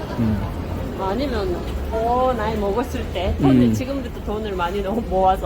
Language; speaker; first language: Korean; non-native, fluent; Japanese